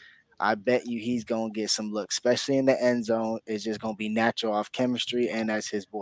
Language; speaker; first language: English; native; English